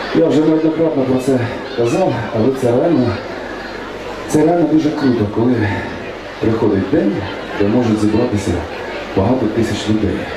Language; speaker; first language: Ukrainian; native; Ukrainian